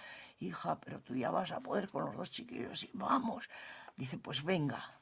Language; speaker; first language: Spanish; native; Spanish